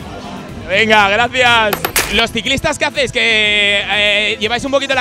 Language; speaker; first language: Spanish; native; Spanish